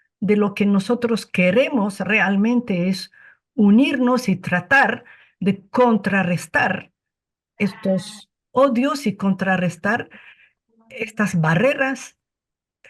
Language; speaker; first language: Spanish; non-native, fluent; Arabic